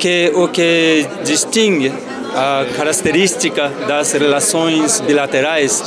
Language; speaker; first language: Portuguese; non-native, fluent; Japanese